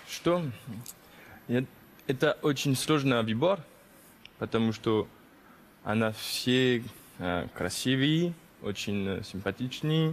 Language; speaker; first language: Russian; early bilingual, heritage; French